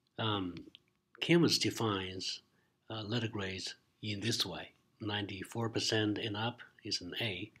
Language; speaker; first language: English; non-native, fluent; Chinese